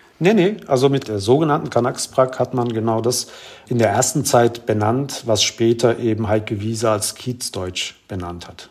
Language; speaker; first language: German; early bilingual, other home language; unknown